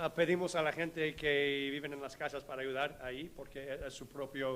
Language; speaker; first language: Spanish; non-native, learner; English